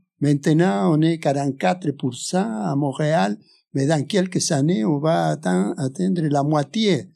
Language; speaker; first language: French; non-native, fluent; Spanish